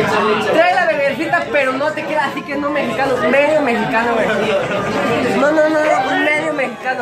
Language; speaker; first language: Spanish; native; Spanish